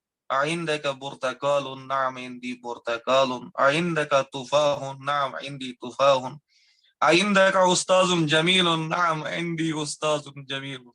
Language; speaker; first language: Arabic; non-native, learner; Urdu